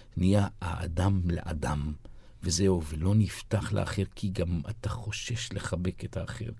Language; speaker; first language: Hebrew; non-native, local second language; Arabic